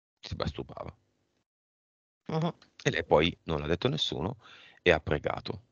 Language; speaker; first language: Italian; native; Italian